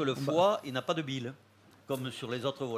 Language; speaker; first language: French; native; French